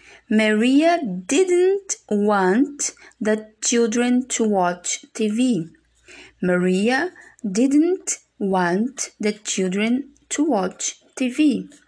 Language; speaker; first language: English; non-native, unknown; Portuguese